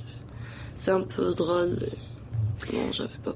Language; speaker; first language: French; non-native, local second language; Arabic